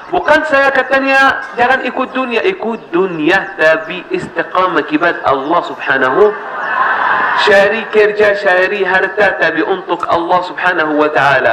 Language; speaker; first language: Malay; non-native, learner; Arabic